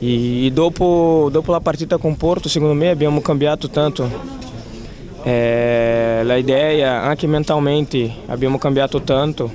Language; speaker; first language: Italian; non-native, fluent; Portuguese